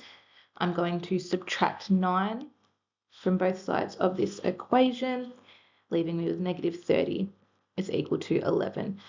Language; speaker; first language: English; native; English